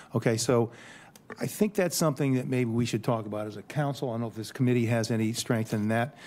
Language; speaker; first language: English; native; English